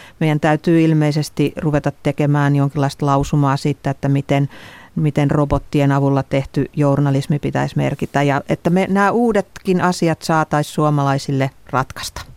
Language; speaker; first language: Finnish; native; Finnish